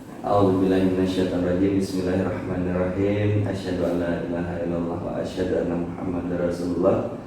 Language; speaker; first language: Indonesian; native; Indonesian